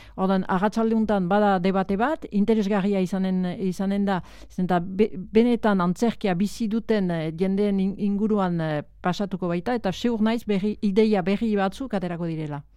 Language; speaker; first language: Basque; native; Basque